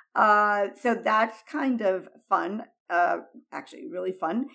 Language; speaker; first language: English; early bilingual, heritage; Spanish